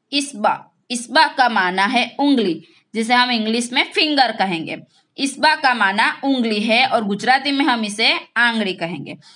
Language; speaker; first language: Hindi; non-native, local second language; Gujarati